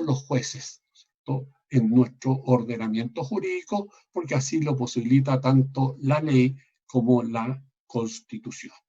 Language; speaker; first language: Spanish; native; Spanish